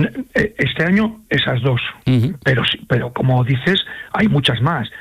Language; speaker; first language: Spanish; native; Spanish